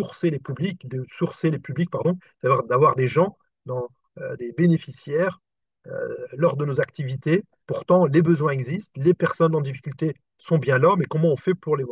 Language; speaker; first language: French; native; French